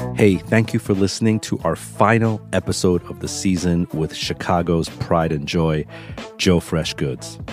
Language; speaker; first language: English; native; English